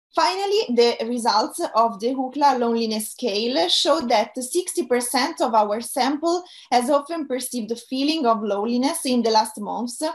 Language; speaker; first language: English; non-native, fluent; Italian